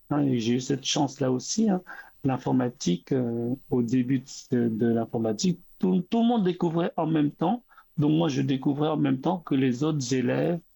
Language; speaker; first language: French; early bilingual, other home language; Khmer